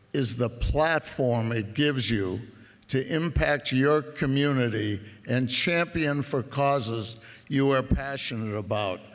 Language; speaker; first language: English; native; English